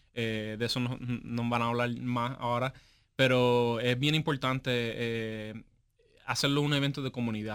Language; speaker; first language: Spanish; native; Spanish